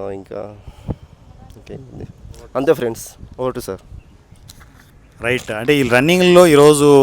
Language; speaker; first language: Telugu; native; Telugu